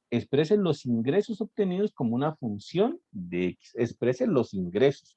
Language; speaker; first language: Spanish; native; Spanish